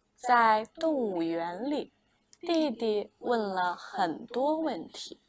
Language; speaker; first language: Chinese; non-native, fluent; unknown